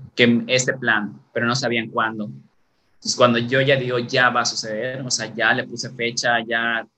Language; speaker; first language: Spanish; native; Spanish